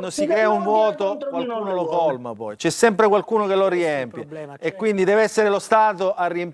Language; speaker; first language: Italian; native; Italian